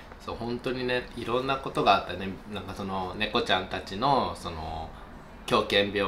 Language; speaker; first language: Japanese; native; Japanese